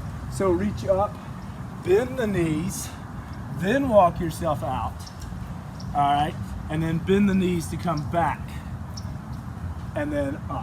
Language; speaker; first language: English; native; English